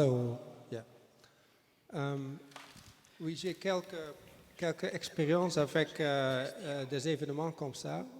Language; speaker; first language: French; non-native, fluent; Dutch